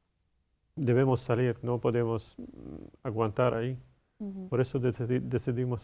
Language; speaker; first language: Spanish; non-native, learner; Arabic